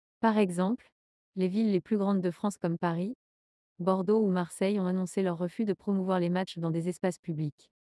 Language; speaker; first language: French; non-native, learner; Spanish